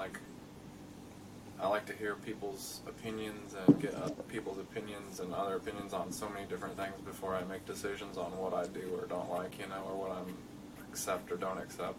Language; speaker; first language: English; native; English